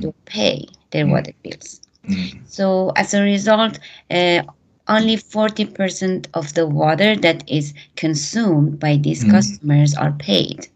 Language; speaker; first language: English; non-native, fluent; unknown